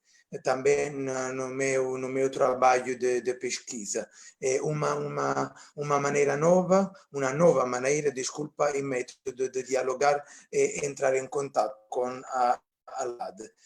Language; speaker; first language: Portuguese; non-native, fluent; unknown